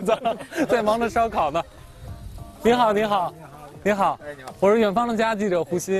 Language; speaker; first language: Chinese; native; Chinese